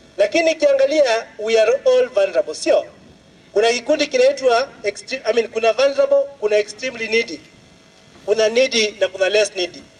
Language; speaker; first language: Swahili; non-native, local second language; Luo (Kenya and Tanzania)